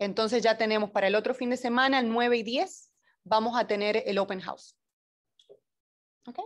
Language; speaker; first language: Spanish; native; Spanish